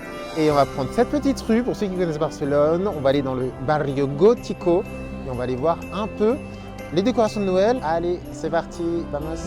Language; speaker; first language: French; native; French